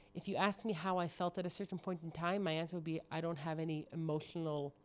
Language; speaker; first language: English; native; English